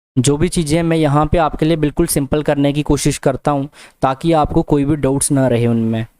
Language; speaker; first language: Hindi; non-native, local second language; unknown